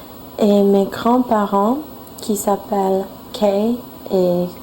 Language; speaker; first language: French; non-native, learner; English